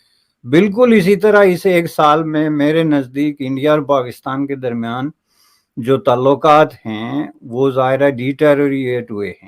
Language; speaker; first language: Urdu; native; Urdu